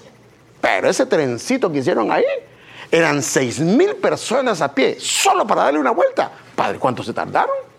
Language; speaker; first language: Spanish; native; Spanish